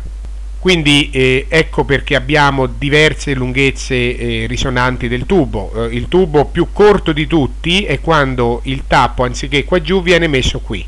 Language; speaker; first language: Italian; native; Italian